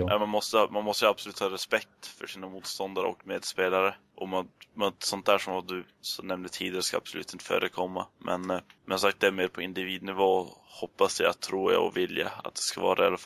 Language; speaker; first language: Swedish; native; Swedish